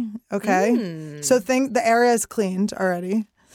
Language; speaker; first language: English; native; English